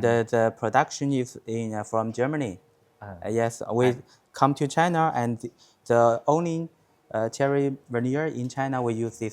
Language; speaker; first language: English; non-native, learner; Chinese